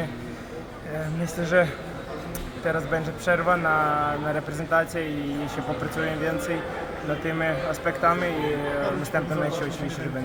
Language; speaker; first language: Polish; non-native, learner; Ukrainian